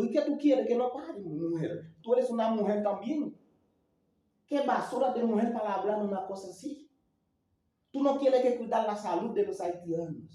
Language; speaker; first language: Spanish; non-native, learner; Haitian Creole